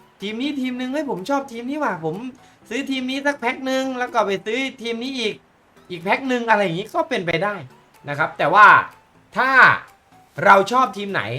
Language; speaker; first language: Thai; native; Thai